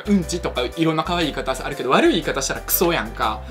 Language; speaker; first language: Japanese; early bilingual, other home language; Russian